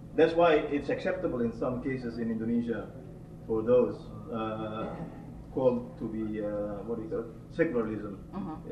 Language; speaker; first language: English; non-native, fluent; Indonesian